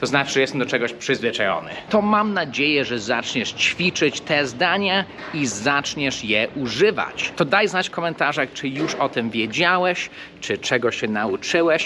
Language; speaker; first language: Polish; non-native, fluent; English